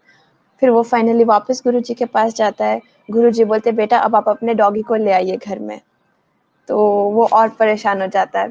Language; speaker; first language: Hindi; native; Hindi